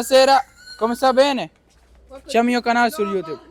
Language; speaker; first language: Italian; non-native, learner; Urdu